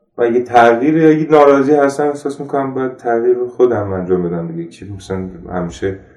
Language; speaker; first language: Persian; non-native, local second language; Armenian